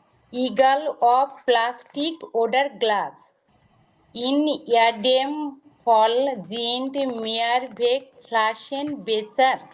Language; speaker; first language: German; non-native, learner; Bangla